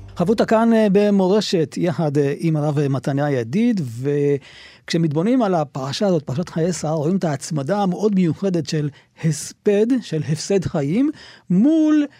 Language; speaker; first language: Hebrew; native; Hebrew